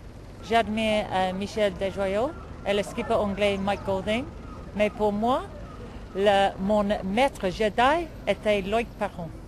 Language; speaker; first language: French; non-native, learner; English